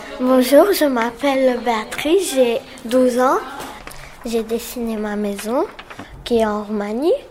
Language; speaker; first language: French; non-native, learner; Romanian